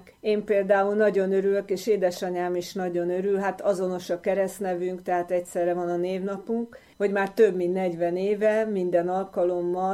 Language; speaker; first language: Hungarian; native; Hungarian